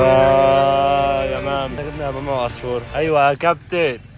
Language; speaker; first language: Arabic; native; Arabic